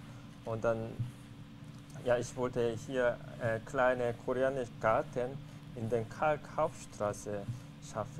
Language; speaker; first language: German; non-native, fluent; Korean